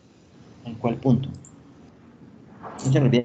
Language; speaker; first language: Spanish; native; Spanish